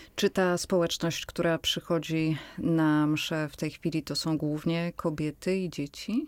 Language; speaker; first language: Polish; native; Polish